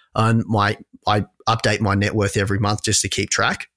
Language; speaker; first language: English; native; English